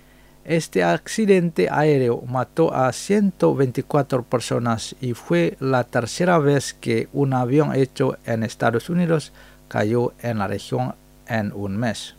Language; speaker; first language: Spanish; non-native, fluent; Indonesian